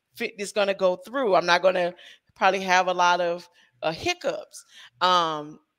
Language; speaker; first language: English; native; English